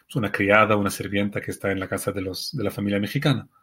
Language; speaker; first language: Spanish; non-native, fluent; Arabic